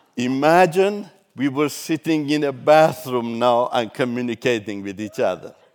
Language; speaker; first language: English; non-native, fluent; Turkish